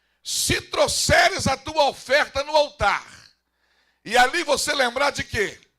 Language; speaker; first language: Portuguese; native; Portuguese